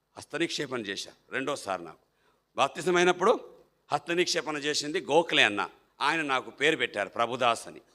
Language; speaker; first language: Telugu; non-native, fluent; Malayalam